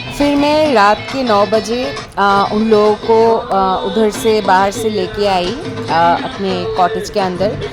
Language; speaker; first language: Hindi; non-native, local second language; Bangla